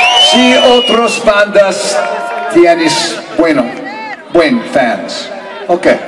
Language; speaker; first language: Spanish; non-native, learner; English